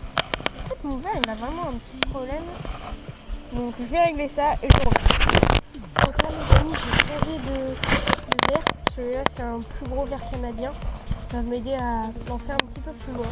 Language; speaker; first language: French; native; French